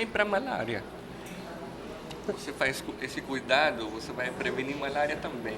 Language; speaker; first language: Portuguese; non-native, learner; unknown